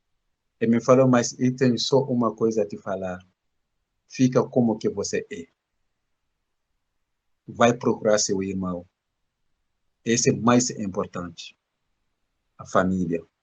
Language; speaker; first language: Portuguese; non-native, learner; Bambara